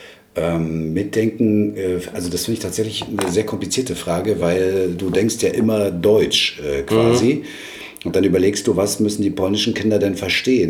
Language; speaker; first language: German; native; German